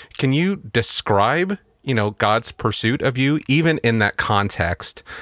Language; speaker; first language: English; native; English